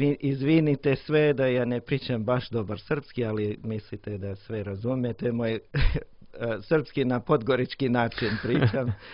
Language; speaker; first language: Croatian; non-native, learner; English